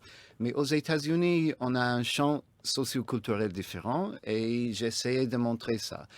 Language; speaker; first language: French; non-native, fluent; English